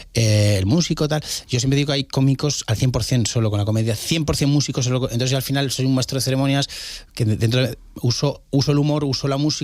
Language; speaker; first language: Spanish; native; Spanish